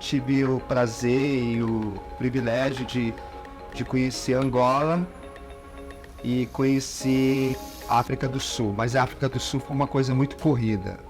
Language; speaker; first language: Portuguese; native; Portuguese